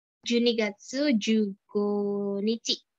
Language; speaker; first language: Japanese; non-native, learner; Indonesian